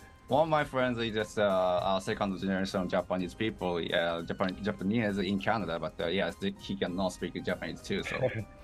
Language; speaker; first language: English; non-native, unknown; Japanese